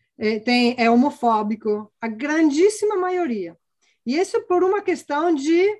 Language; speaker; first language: Portuguese; non-native, fluent; Italian